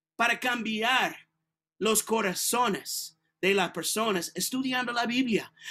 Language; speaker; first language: Spanish; non-native, learner; English